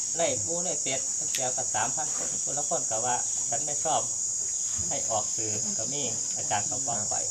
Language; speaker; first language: Thai; native; Thai